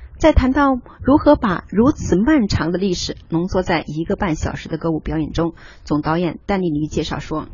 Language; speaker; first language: Chinese; native; Chinese